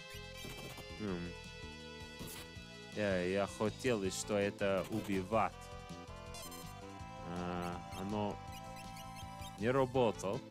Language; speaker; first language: Russian; non-native, learner; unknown